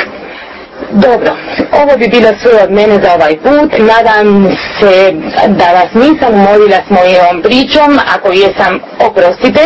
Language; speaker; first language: Croatian; early bilingual, heritage; Croatian